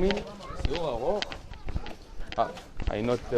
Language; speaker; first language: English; non-native, learner; Hebrew